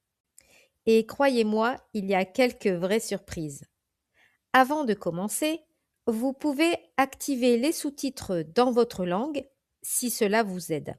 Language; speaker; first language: French; native; French